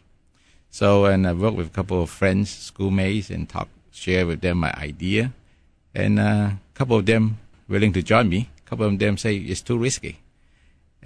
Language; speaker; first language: English; non-native, local second language; Cantonese